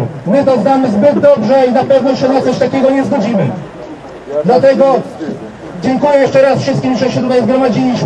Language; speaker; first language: Polish; native; Polish